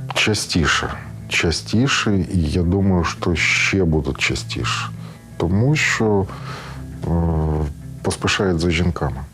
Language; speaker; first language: Ukrainian; non-native, local second language; Russian